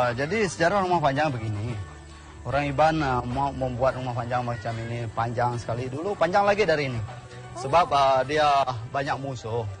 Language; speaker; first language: Malay; non-native, local second language; Iban